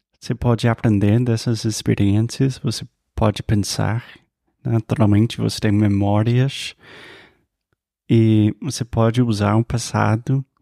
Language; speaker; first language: Portuguese; non-native, fluent; English